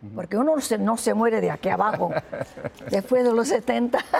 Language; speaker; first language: Spanish; native; Spanish